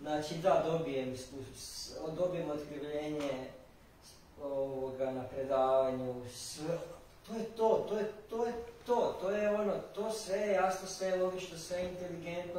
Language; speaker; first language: Croatian; native; Croatian